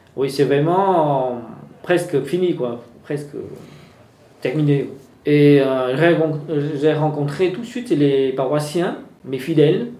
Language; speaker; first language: French; non-native, fluent; Vietnamese